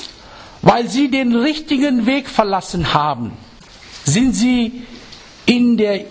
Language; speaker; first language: German; non-native, fluent; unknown